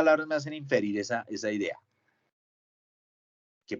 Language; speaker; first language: Spanish; native; Spanish